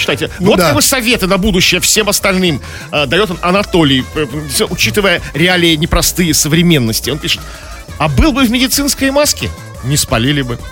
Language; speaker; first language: Russian; native; Russian